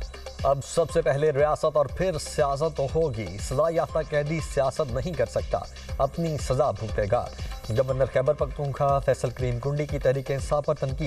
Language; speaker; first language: Urdu; native; Urdu